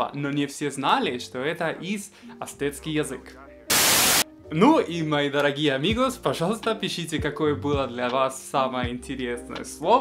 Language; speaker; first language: Russian; non-native, fluent; Spanish